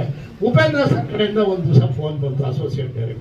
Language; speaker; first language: Kannada; native; Kannada